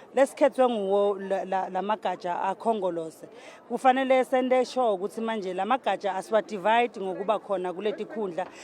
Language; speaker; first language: Zulu; native; Zulu